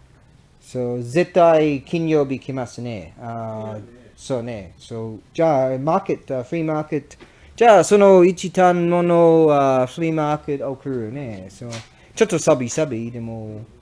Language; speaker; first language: Japanese; non-native, learner; English